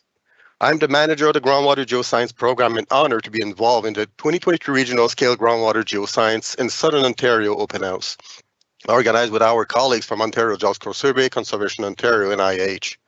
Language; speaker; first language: English; non-native, fluent; French